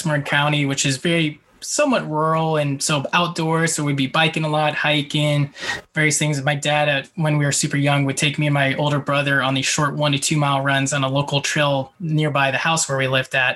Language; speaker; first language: English; native; English